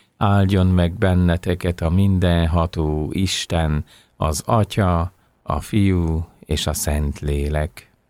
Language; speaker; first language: Hungarian; native; Hungarian